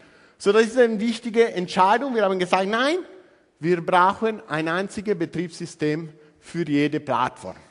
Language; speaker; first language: German; non-native, learner; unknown